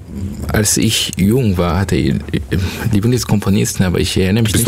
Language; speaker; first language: German; non-native, learner; Korean